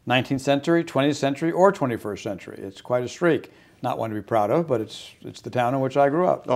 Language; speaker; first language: English; native; English